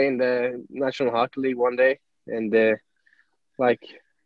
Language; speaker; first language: English; non-native, fluent; Swedish